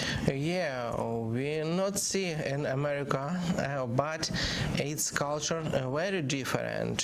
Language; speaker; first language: English; non-native, learner; Ukrainian